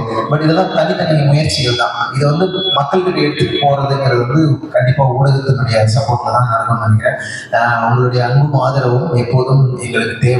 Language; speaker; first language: Tamil; native; Tamil